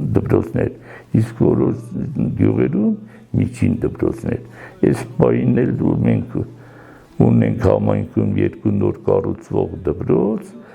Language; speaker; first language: Armenian; non-native, local second language; Kurdish